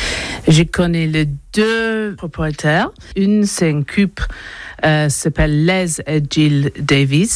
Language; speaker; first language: French; non-native, learner; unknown